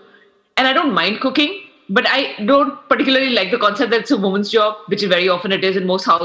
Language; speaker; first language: English; non-native, local second language; Hindi